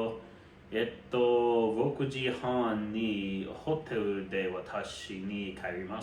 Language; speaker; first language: Japanese; non-native, learner; English